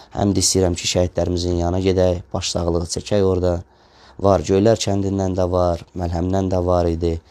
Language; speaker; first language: Azerbaijani; non-native, local second language; Russian